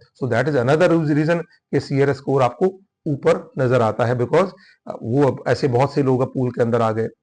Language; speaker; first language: Hindi; non-native, local second language; Punjabi